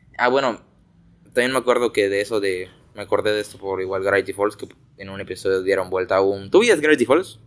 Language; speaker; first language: Spanish; native; Spanish